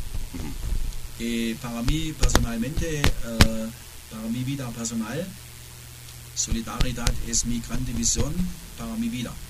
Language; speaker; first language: Spanish; non-native, learner; German